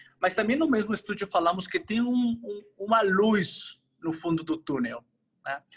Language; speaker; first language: Portuguese; non-native, fluent; Spanish